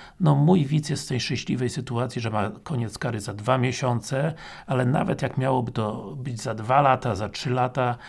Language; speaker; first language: Polish; native; Polish